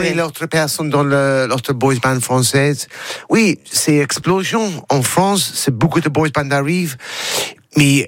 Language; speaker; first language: French; non-native, learner; English